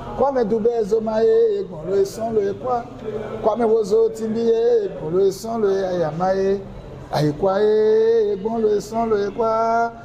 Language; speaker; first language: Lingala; non-native, local second language; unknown